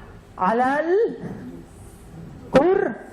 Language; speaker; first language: Arabic; non-native, fluent; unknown